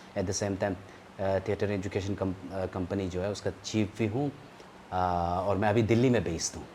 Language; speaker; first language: Hindi; non-native, local second language; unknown